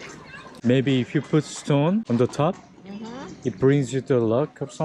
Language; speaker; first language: English; non-native, fluent; Korean